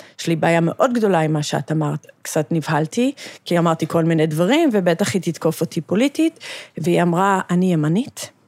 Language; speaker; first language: Hebrew; early bilingual, other home language; English